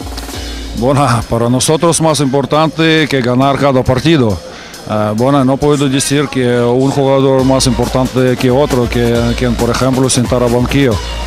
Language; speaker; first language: Spanish; non-native, learner; Russian